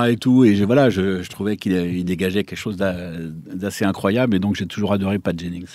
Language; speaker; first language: French; native; French